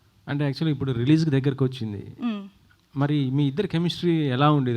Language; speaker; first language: Telugu; native; Telugu